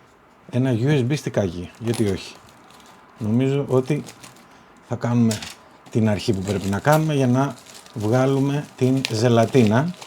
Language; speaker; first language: Greek; native; Greek